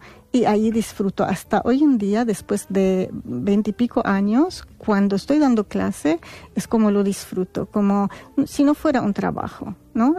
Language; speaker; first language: Spanish; non-native, fluent; Arabic